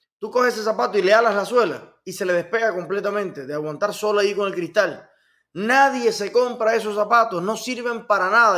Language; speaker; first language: Spanish; native; Spanish